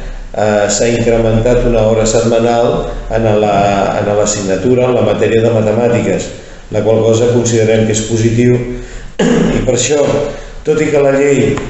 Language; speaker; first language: Catalan; native; Catalan